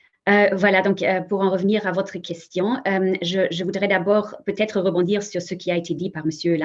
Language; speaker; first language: French; non-native, fluent; German